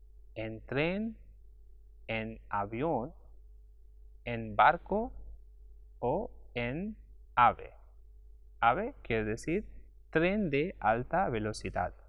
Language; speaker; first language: Spanish; non-native, fluent; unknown